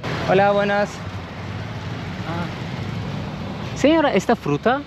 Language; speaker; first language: Spanish; non-native, learner; Turkish